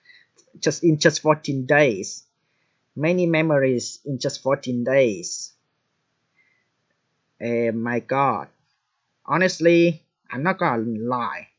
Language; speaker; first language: English; non-native, fluent; Vietnamese